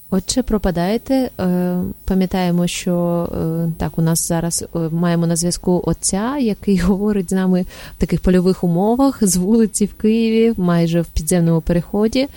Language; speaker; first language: Ukrainian; native; Ukrainian